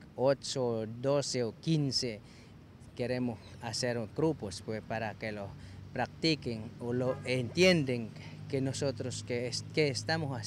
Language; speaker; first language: Spanish; non-native, local second language; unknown